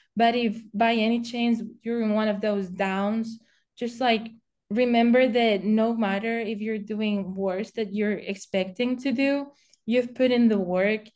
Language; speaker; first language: English; non-native, fluent; Spanish